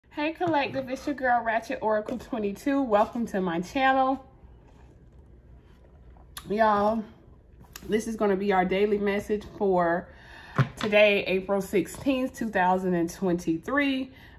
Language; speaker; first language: English; native; English